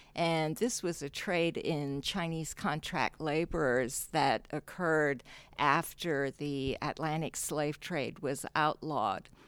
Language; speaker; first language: English; non-native, local second language; Cantonese